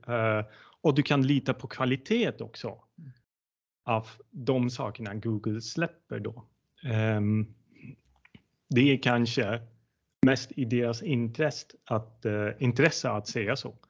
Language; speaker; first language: Swedish; non-native, fluent; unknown